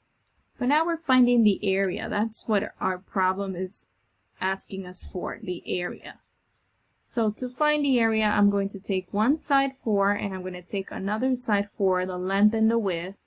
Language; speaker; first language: English; native; English